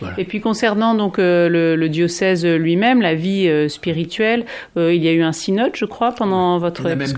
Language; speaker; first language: French; native; French